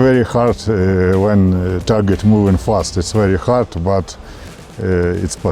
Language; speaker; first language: English; non-native, learner; Ukrainian